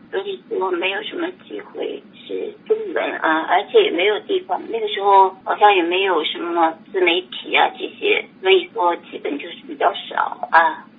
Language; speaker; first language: Chinese; native; Chinese